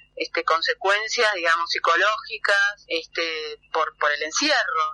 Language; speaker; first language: Spanish; native; Spanish